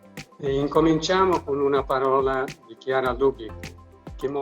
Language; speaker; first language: Italian; native; Italian